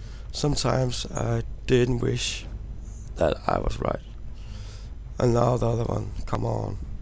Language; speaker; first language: English; non-native, fluent; Danish